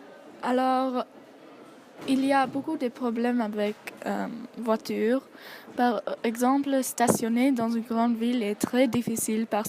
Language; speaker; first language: French; non-native, learner; English